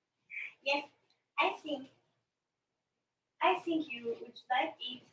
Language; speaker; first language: English; non-native, learner; Japanese